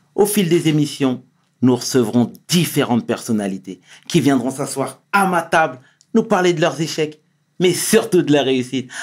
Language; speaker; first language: French; native; French